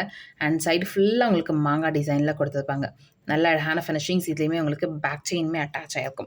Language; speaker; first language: Tamil; native; Tamil